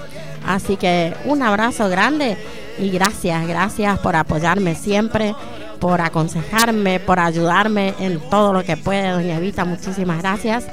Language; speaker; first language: Spanish; native; Spanish